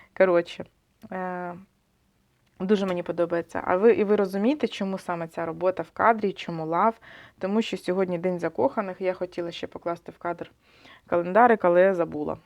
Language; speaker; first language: Ukrainian; non-native, local second language; Russian